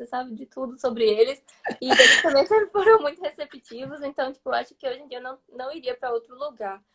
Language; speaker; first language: Portuguese; native; Portuguese